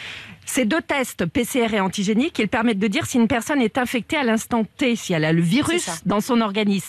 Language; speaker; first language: French; native; French